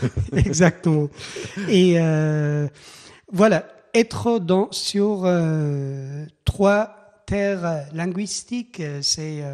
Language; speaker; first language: French; non-native, fluent; Persian